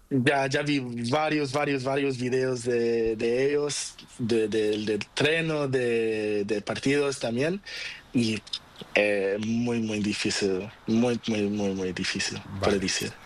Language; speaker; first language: Spanish; non-native, learner; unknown